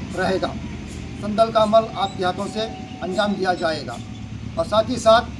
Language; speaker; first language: Urdu; native; Urdu